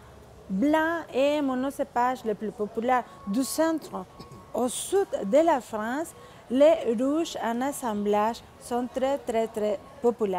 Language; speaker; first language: French; non-native, fluent; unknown